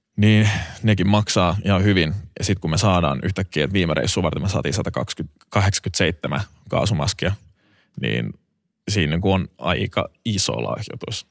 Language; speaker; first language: Finnish; native; Finnish